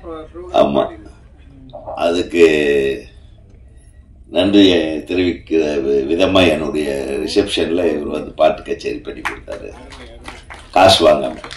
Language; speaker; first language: Tamil; native; Tamil